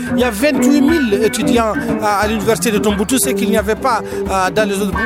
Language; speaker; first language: French; non-native, local second language; Tamasheq